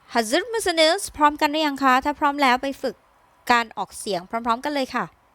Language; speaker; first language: Thai; native; Thai